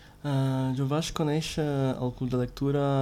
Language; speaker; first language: Catalan; non-native, learner; Portuguese